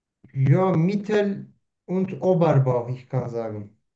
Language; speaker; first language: German; non-native, learner; Turkish